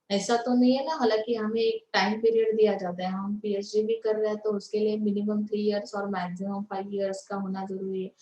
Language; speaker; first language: Hindi; non-native, local second language; Marathi